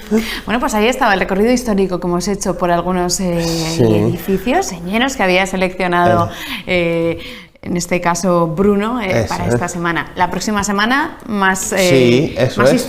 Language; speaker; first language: Spanish; native; Spanish